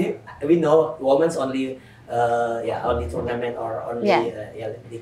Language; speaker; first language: English; non-native, learner; Indonesian